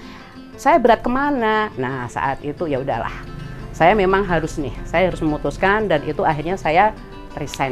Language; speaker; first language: Indonesian; native; Indonesian